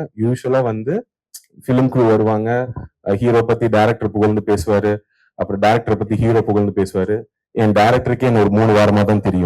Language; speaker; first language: Tamil; native; Tamil